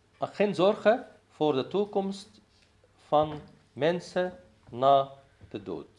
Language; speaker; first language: Dutch; non-native, fluent; Arabic